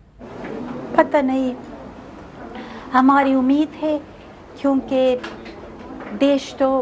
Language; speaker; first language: Hindi; non-native, fluent; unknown